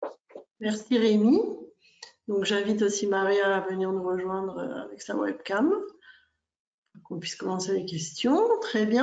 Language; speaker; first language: French; native; French